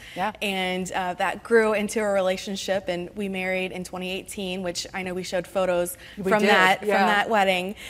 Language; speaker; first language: English; native; English